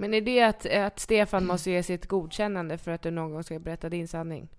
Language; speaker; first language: Swedish; native; Swedish